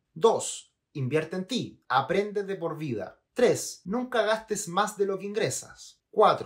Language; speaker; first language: Spanish; native; Spanish